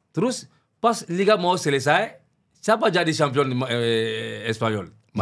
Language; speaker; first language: Indonesian; non-native, learner; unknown